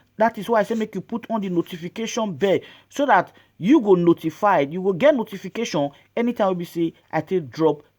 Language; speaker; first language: Nigerian Pidgin; native; Nigerian Pidgin